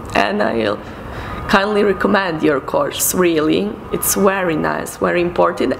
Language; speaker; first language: English; non-native, fluent; Serbian